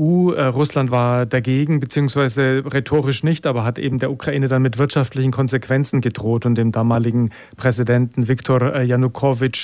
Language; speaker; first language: German; native; German